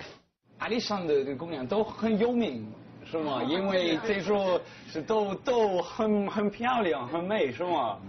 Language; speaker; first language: Chinese; non-native, learner; English